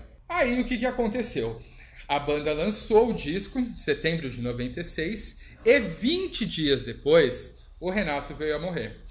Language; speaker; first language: Portuguese; native; Portuguese